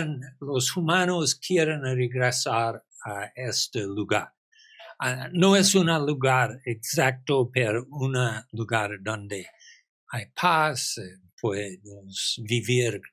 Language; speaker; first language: Spanish; non-native, fluent; English